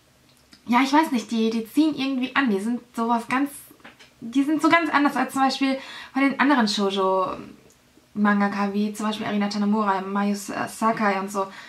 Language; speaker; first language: German; native; German